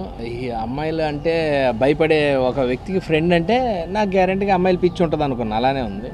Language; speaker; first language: Telugu; native; Telugu